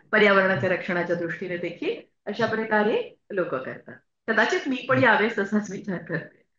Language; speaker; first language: Marathi; native; Marathi